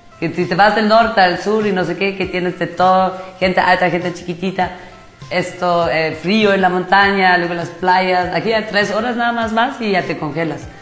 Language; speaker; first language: Spanish; non-native, fluent; German